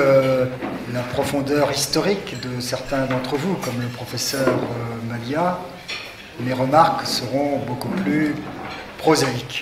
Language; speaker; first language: French; native; French